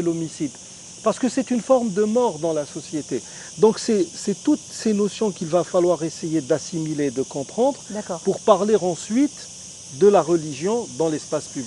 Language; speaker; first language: French; non-native, local second language; Arabic